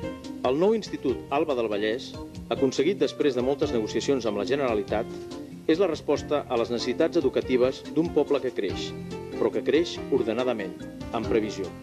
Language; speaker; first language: Catalan; native; Catalan